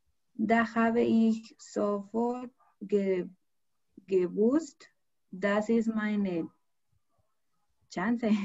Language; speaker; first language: German; non-native, learner; Spanish